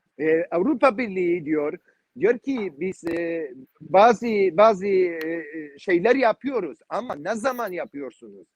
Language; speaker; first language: Turkish; non-native, learner; Kurdish